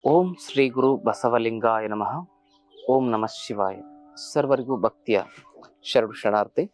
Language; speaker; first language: Kannada; native; Kannada